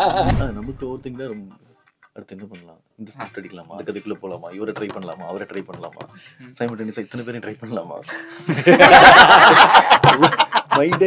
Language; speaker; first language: Tamil; native; Tamil